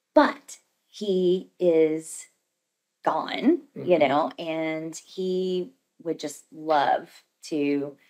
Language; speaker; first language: English; native; English